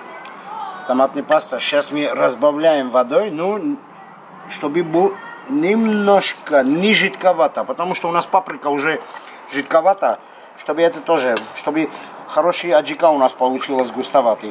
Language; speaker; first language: Russian; non-native, fluent; Armenian